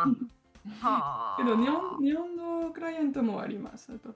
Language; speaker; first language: Japanese; non-native, learner; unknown